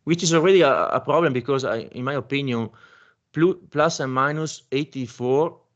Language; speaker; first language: English; non-native, fluent; Italian